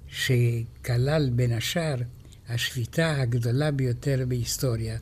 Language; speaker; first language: Hebrew; non-native, fluent; Romanian